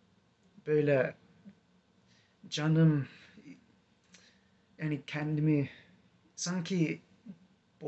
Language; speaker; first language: Turkish; non-native, fluent; English